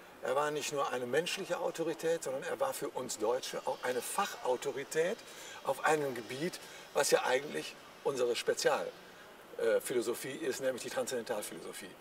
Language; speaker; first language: German; native; German